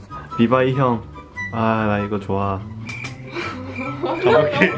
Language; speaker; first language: Korean; native; Korean